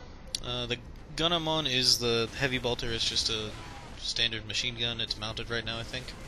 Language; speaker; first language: English; native; English